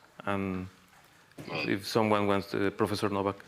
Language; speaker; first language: English; non-native, fluent; Spanish